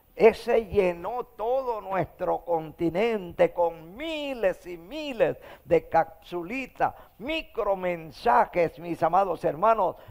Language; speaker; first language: Spanish; native; Spanish